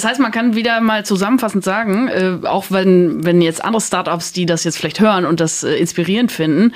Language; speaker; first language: German; native; German